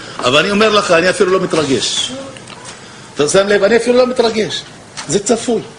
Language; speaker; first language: Hebrew; non-native, local second language; Arabic